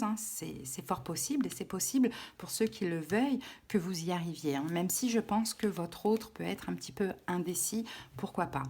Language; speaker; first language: French; native; French